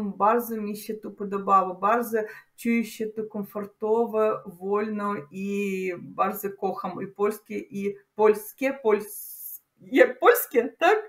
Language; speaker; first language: Polish; non-native, learner; Russian